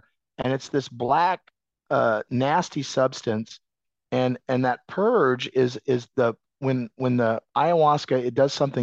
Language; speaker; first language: English; native; English